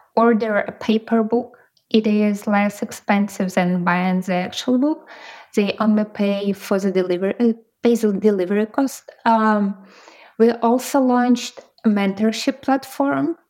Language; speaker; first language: English; non-native, fluent; Ukrainian